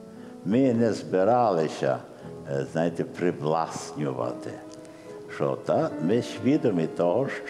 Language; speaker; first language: Ukrainian; early bilingual, heritage; Ukrainian